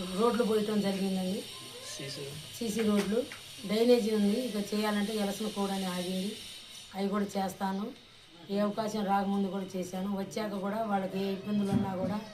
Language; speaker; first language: Telugu; non-native, local second language; Lambadi